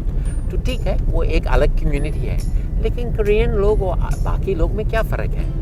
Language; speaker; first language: Hindi; non-native, fluent; English